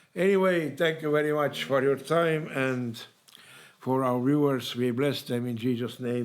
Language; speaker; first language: English; non-native, learner; Estonian